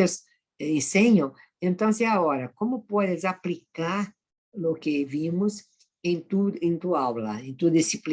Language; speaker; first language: Spanish; non-native, fluent; Portuguese